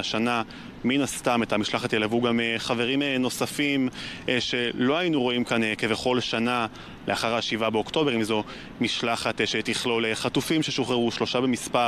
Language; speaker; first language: Hebrew; native; Hebrew